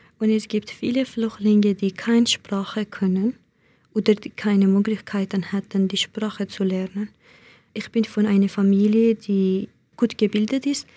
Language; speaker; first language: German; non-native, learner; Central Kurdish